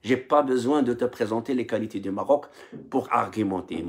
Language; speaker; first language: French; non-native, local second language; Arabic